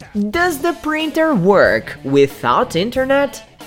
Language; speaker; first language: English; non-native, fluent; Portuguese